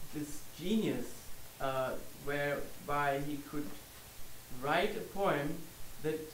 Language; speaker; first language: English; non-native, fluent; German